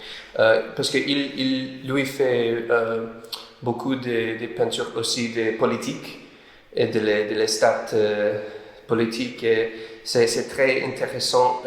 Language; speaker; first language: French; non-native, learner; English